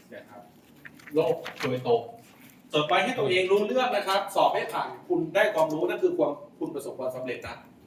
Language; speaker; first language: Thai; non-native, local second language; Lao